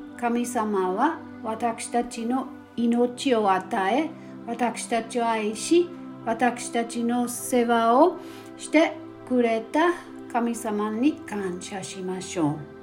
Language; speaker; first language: Japanese; non-native, fluent; German